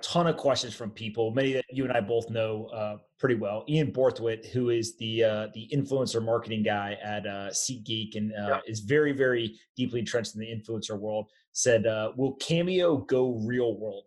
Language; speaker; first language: English; native; English